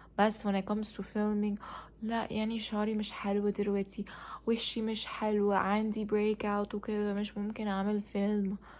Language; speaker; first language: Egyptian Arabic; non-native, learner; English